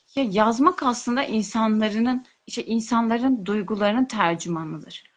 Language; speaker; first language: Turkish; non-native, local second language; Kurdish